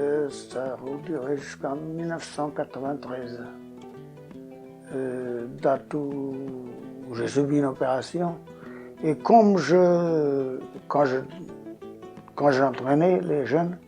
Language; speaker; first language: French; non-native, fluent; Portuguese